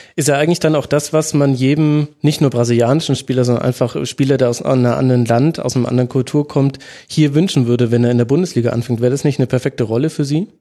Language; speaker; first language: German; native; German